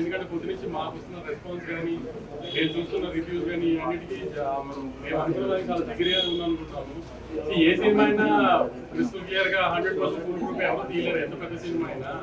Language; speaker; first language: Telugu; native; Telugu